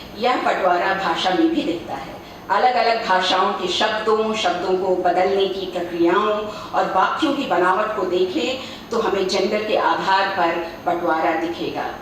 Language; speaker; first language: Hindi; native; Hindi